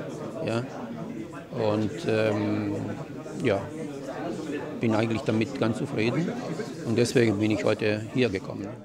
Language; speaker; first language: German; non-native, fluent; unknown